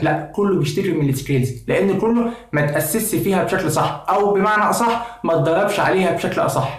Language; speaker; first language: Arabic; native; Arabic